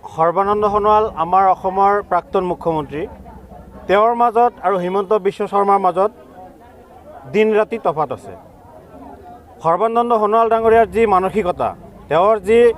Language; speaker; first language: Assamese; non-native, local second language; Bangla